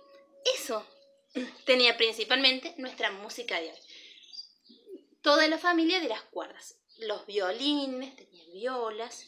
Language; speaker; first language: Spanish; native; Spanish